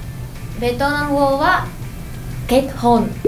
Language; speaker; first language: Japanese; non-native, learner; Vietnamese